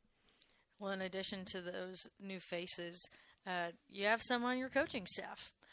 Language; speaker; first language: English; native; English